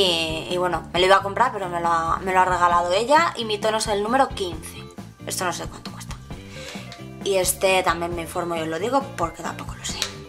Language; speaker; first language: Spanish; native; Spanish